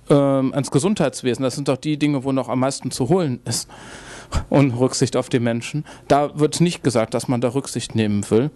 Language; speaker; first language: German; native; German